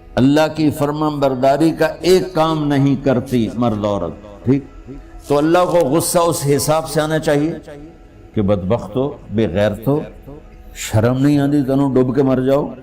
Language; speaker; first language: Urdu; non-native, local second language; Punjabi